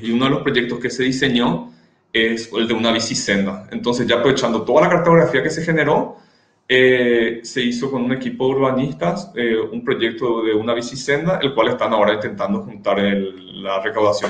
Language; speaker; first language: Spanish; native; Spanish